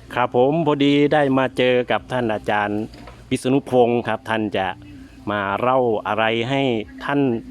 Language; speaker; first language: Thai; native; Thai